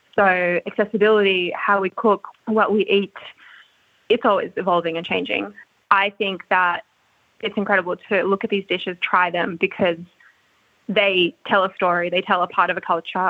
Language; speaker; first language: English; native; English